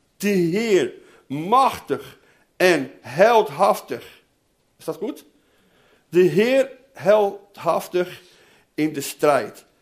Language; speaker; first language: Dutch; non-native, fluent; Portuguese